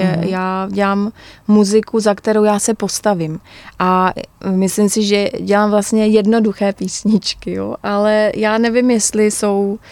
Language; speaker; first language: Czech; non-native, local second language; Polish